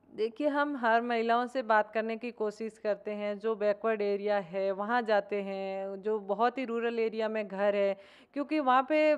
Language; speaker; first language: Hindi; native; Hindi